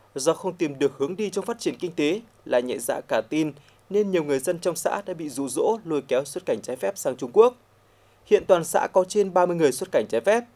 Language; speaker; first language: Vietnamese; native; Vietnamese